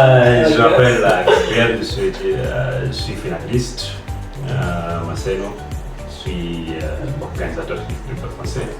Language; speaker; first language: French; non-native, learner; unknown